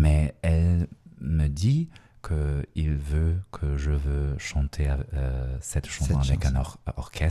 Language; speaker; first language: French; non-native, learner; Russian